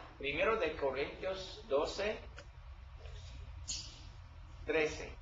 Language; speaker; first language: Spanish; non-native, learner; English